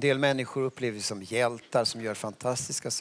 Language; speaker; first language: Swedish; native; Swedish